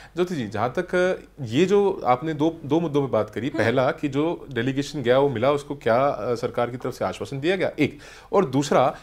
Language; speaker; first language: Hindi; native; Hindi